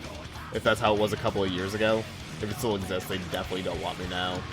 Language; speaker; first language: English; native; English